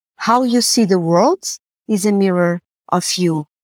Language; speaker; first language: English; non-native, fluent; Portuguese